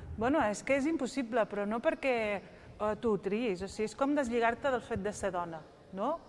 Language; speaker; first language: Catalan; early bilingual, other home language; Riffian